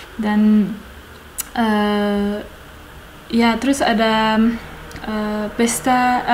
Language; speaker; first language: Indonesian; non-native, fluent; French